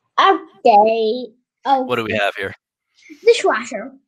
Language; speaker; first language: English; non-native, learner; Turkish